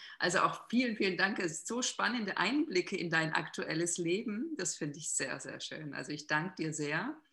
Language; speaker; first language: German; native; German